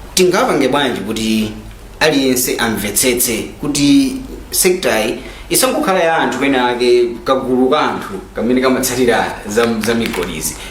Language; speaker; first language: Nyanja; native; Nyanja